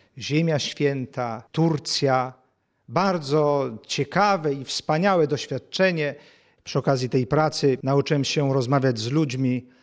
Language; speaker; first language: Polish; native; Polish